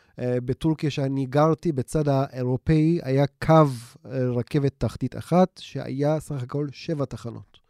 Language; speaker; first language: Hebrew; non-native, fluent; Turkish